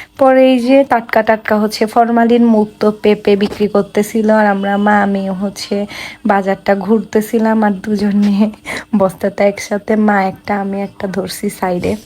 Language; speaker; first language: Bangla; non-native, local second language; Chakma